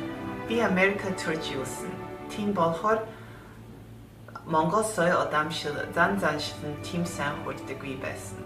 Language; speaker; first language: Mongolian; early bilingual, heritage; Mongolian